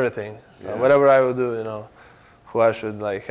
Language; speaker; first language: English; non-native, fluent; Slovenian